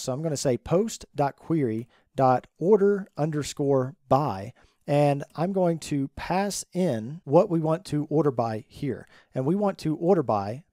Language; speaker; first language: English; native; English